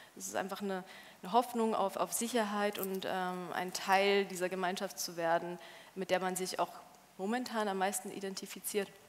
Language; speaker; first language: German; early bilingual, other home language; Polish